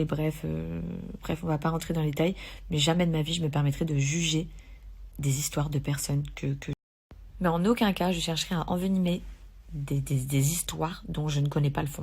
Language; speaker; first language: French; native; French